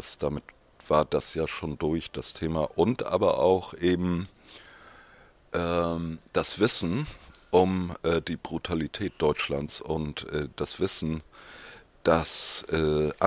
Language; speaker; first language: German; native; German